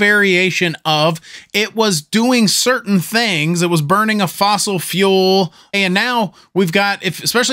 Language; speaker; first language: English; native; English